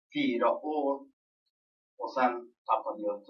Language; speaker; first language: Swedish; non-native, local second language; Persian